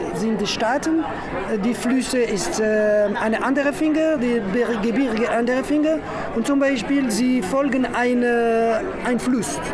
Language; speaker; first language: German; non-native, learner; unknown